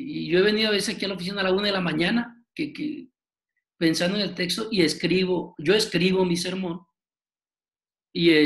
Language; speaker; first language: Spanish; native; Spanish